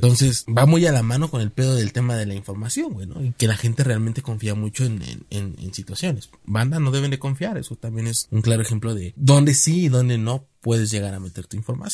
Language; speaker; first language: Spanish; native; Spanish